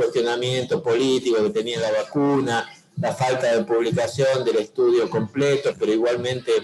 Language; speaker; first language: Spanish; native; Spanish